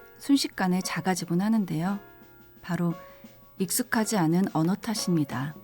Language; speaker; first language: Korean; native; Korean